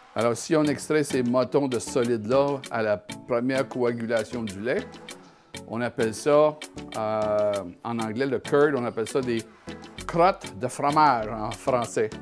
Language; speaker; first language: French; native; French